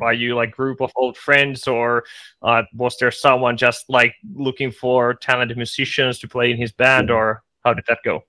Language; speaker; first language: English; non-native, fluent; Finnish